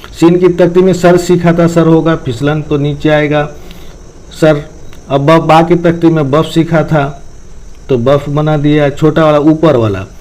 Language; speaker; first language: Urdu; native; Urdu